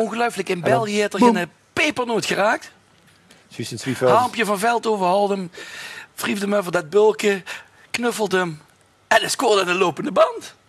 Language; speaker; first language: Dutch; native; Dutch